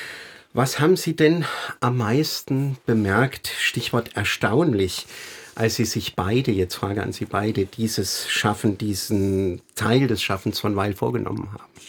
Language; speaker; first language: German; native; German